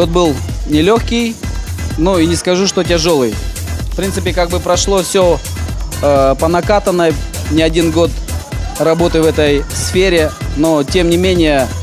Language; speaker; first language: Russian; native; Russian